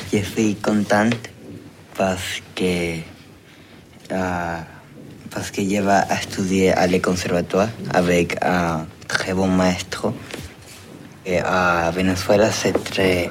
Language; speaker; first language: French; non-native, learner; Spanish